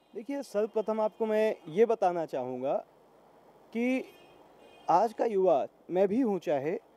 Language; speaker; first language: Hindi; native; Hindi